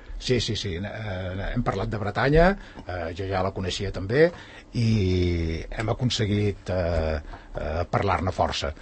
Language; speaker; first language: Catalan; native; Catalan